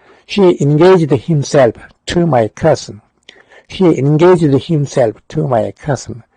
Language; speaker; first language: English; non-native, fluent; Korean